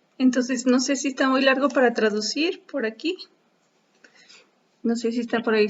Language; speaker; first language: Spanish; native; Spanish